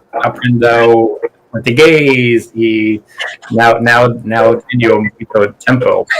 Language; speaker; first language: Portuguese; non-native, learner; English